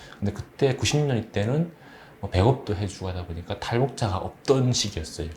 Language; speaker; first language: Korean; native; Korean